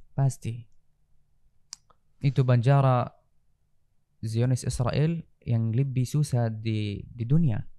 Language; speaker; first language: Indonesian; non-native, fluent; Arabic